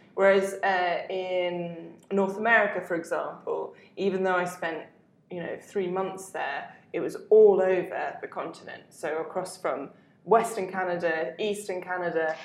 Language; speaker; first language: English; native; English